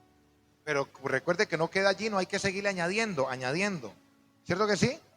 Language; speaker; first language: Spanish; native; Spanish